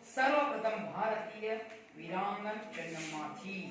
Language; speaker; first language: Hindi; non-native, local second language; Kannada